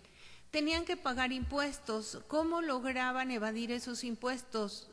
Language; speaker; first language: Spanish; native; Spanish